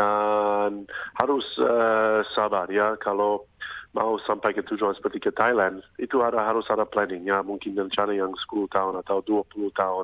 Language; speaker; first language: Indonesian; non-native, fluent; English